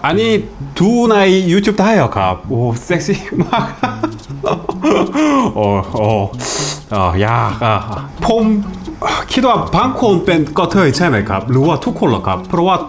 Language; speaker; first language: Thai; non-native, learner; Korean